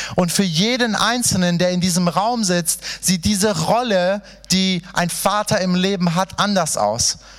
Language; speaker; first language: German; early bilingual, other home language; Persian